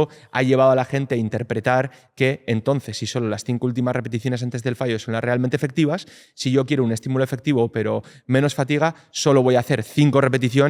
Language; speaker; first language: Spanish; native; Spanish